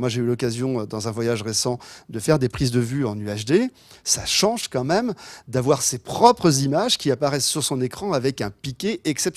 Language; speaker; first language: French; native; French